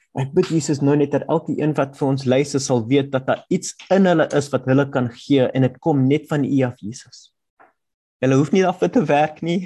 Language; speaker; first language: Afrikaans; non-native, local second language; German